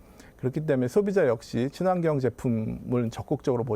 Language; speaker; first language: Korean; native; Korean